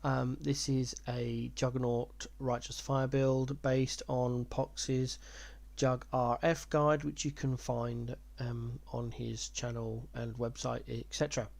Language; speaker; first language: English; native; English